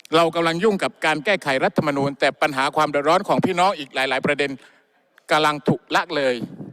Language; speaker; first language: Thai; non-native, local second language; Malay